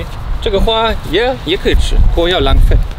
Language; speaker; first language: Chinese; non-native, fluent; German